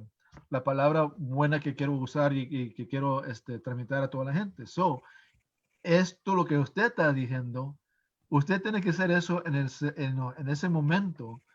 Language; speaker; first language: Spanish; non-native, fluent; English